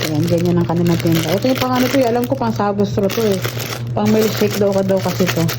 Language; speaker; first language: Filipino; native; Filipino